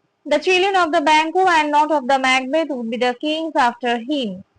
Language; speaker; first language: English; non-native, local second language; Bangla